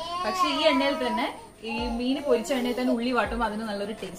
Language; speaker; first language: Malayalam; native; Malayalam